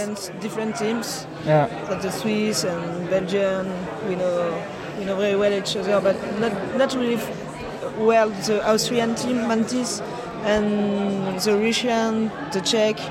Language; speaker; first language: English; non-native, fluent; French